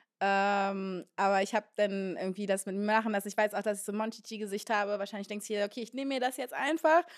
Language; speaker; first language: German; native; German